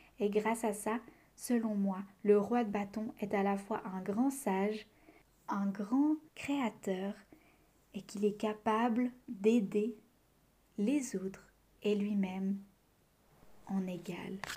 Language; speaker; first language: French; native; French